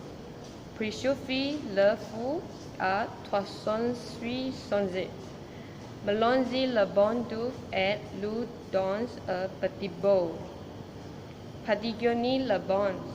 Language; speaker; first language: French; non-native, learner; Malay